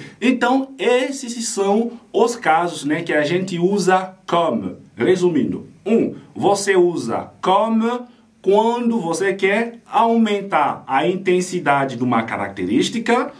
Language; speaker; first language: Portuguese; non-native, fluent; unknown